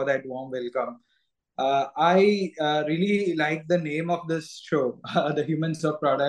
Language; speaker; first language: English; non-native, local second language; Malayalam